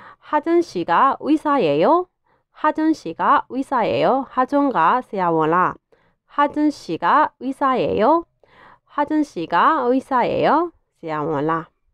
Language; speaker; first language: Korean; non-native, fluent; Burmese